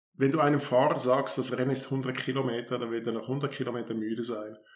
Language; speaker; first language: German; native; German